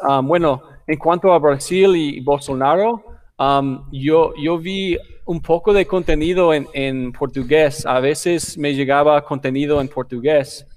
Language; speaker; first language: Spanish; non-native, fluent; English